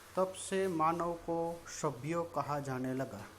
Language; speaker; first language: Hindi; non-native, local second language; Gujarati